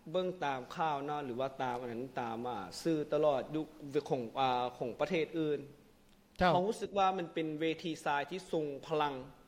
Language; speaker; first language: Lao; non-native, local second language; Hmong